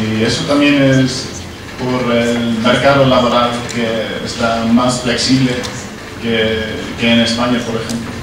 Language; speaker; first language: Spanish; non-native, learner; Dutch